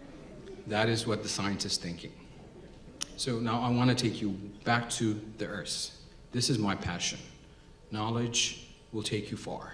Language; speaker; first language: English; non-native, local second language; Amharic